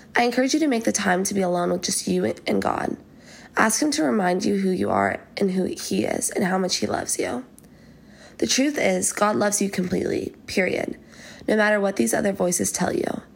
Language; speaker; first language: English; native; English